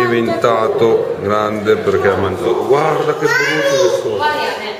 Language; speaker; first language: Italian; native; Italian